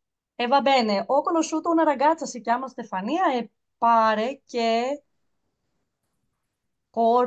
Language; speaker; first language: Italian; non-native, learner; Greek